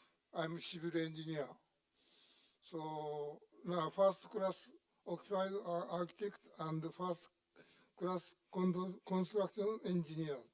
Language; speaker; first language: English; non-native, learner; Japanese